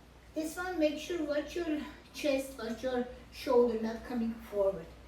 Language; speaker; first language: English; non-native, fluent; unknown